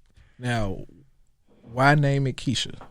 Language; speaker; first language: English; native; English